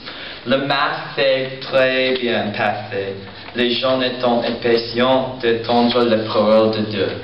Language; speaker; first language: French; non-native, learner; English